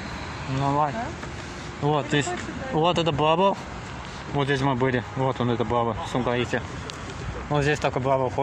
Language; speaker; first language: Russian; non-native, learner; Azerbaijani